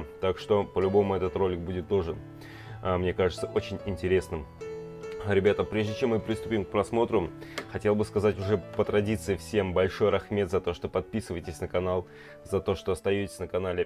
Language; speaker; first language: Russian; native; Russian